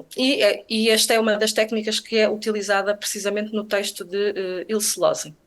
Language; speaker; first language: Portuguese; native; Portuguese